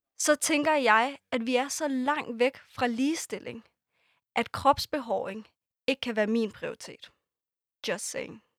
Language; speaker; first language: Danish; early bilingual, other home language; Persian